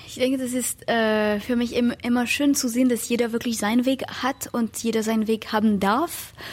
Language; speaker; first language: German; non-native, fluent; French